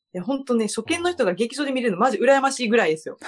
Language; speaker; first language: Japanese; early bilingual, other home language; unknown